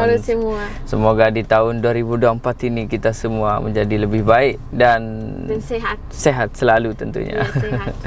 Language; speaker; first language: Indonesian; native; Indonesian